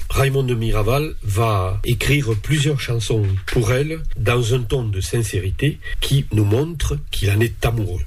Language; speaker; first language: French; native; French